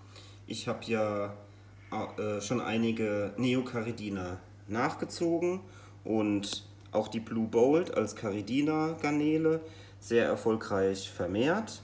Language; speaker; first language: German; native; German